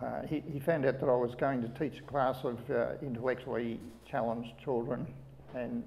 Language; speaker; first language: English; native; English